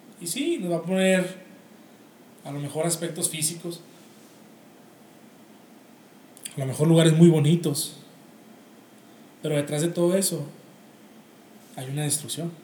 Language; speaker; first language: Spanish; native; Spanish